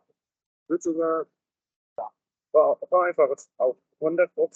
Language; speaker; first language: German; native; German